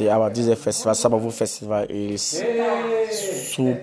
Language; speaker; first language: German; non-native, learner; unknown